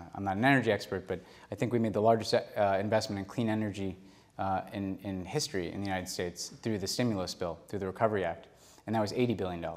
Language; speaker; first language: English; native; English